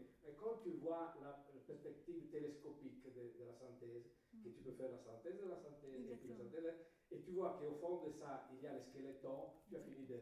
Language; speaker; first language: French; non-native, fluent; Italian